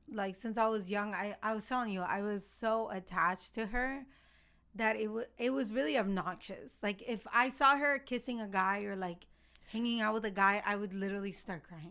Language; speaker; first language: English; early bilingual, other home language; Spanish